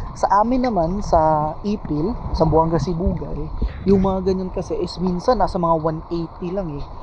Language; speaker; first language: Filipino; non-native, local second language; Cebuano